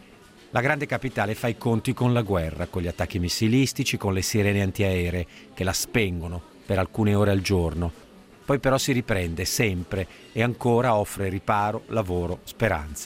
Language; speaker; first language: Italian; native; Italian